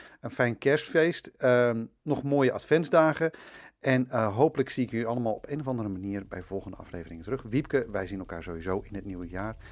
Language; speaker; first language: Dutch; native; Dutch